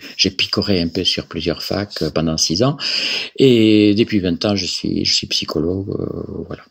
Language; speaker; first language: French; non-native, fluent; Spanish